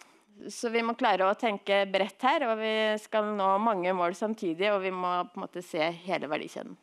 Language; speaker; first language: Norwegian; native; Norwegian